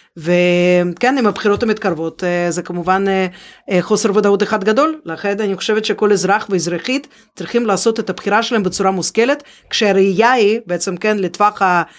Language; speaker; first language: Hebrew; non-native, fluent; Russian